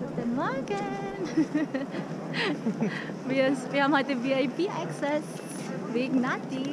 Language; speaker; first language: German; non-native, fluent; Filipino